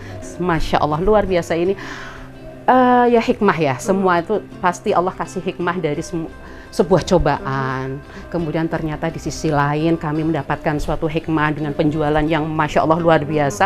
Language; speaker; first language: Indonesian; native; Indonesian